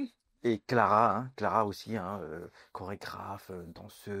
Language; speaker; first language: French; native; French